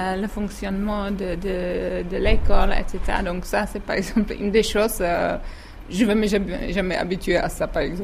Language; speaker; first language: French; non-native, fluent; Czech